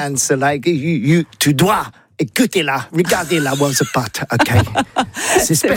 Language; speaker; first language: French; non-native, learner; English